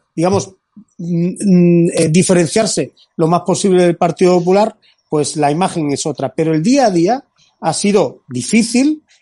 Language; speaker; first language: Spanish; native; Spanish